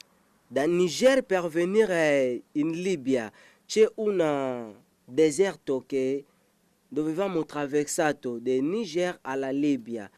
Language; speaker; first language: Italian; non-native, learner; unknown